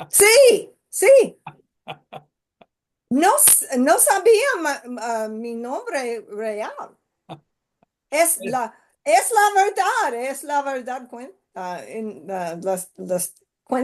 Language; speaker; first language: Spanish; non-native, learner; English